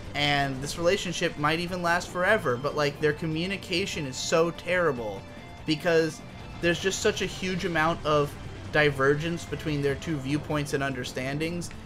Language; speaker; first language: English; native; English